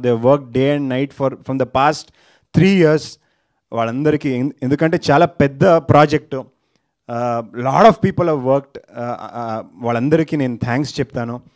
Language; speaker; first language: Telugu; non-native, learner; Kannada